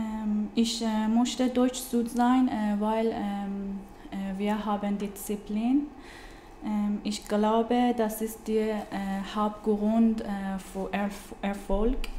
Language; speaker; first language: German; non-native, learner; Persian